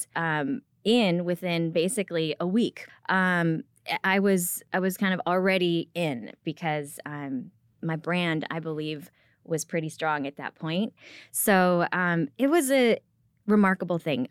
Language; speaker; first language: English; early bilingual, other home language; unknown